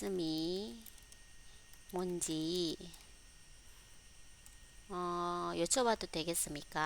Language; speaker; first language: Korean; non-native, fluent; Indonesian